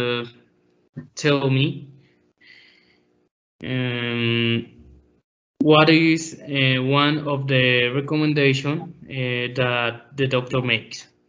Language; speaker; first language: English; non-native, learner; Spanish